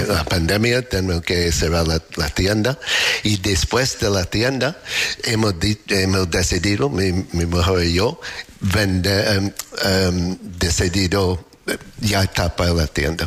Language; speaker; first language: Spanish; non-native, learner; English